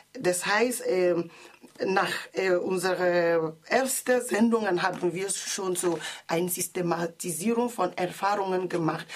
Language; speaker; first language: German; non-native, learner; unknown